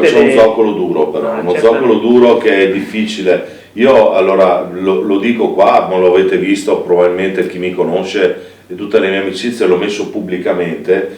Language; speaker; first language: Italian; native; Italian